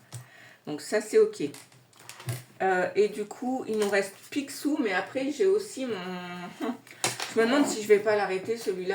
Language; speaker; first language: French; native; French